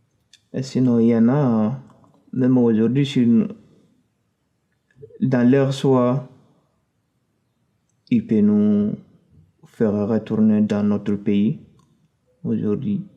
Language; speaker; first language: French; non-native, fluent; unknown